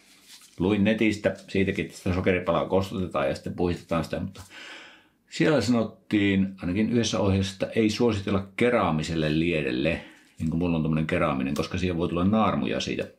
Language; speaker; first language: Finnish; native; Finnish